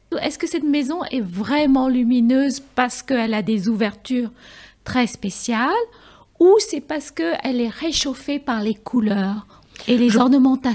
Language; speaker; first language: French; non-native, fluent; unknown